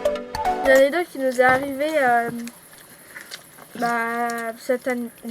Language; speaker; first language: French; early bilingual, heritage; Arabic